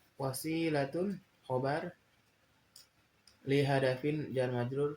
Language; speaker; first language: Arabic; non-native, learner; Indonesian